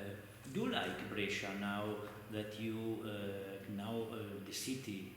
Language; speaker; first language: English; non-native, learner; Italian